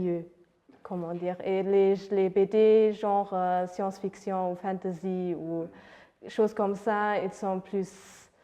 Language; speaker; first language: French; non-native, fluent; Luxembourgish